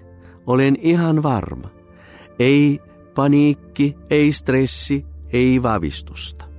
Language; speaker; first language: Finnish; non-native, fluent; Bulgarian